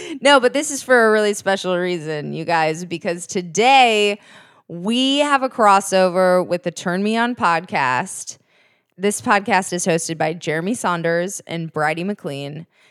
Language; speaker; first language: English; native; English